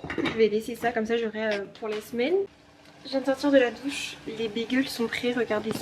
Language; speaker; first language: French; native; French